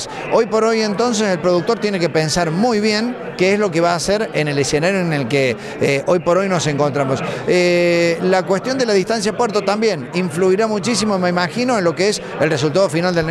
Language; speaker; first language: Spanish; native; Spanish